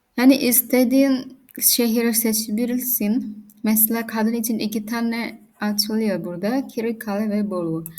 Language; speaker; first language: Turkish; non-native, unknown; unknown